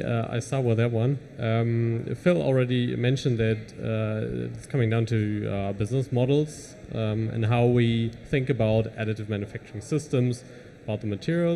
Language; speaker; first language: English; non-native, fluent; German